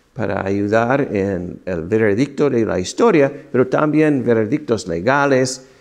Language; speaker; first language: Spanish; non-native, fluent; English